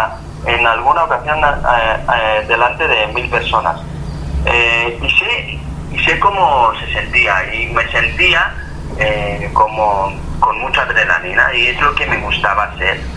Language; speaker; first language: Spanish; non-native, fluent; Hebrew